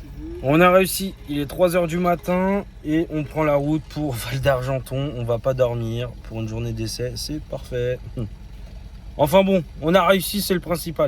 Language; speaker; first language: French; native; French